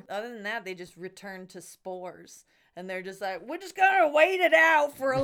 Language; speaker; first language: English; native; English